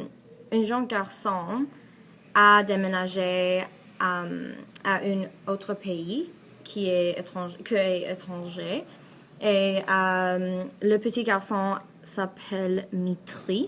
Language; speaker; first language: French; non-native, learner; Persian